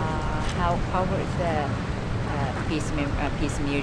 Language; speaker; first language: English; non-native, learner; Japanese